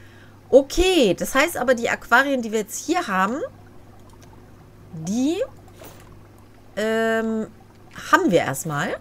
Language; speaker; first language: German; native; German